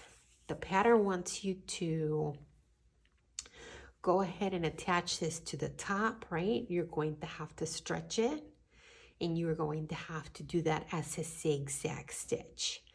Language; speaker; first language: English; native; English